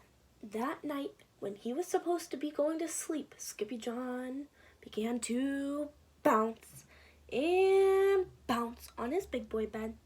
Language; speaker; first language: English; native; English